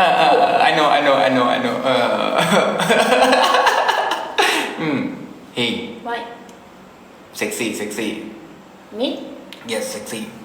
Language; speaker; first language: English; non-native, learner; Thai